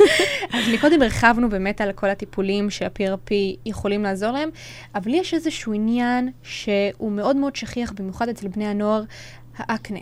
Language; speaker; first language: Hebrew; native; Hebrew